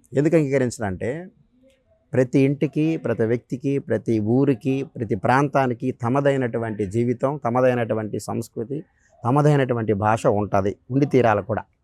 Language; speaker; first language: Telugu; native; Telugu